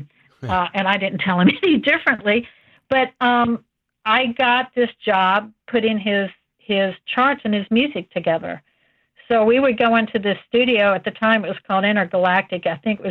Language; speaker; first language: English; native; English